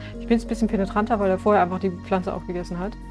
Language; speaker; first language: German; native; German